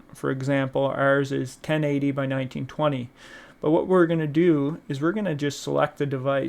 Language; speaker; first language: English; native; English